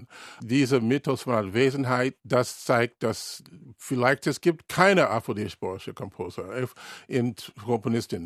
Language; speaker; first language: German; non-native, learner; English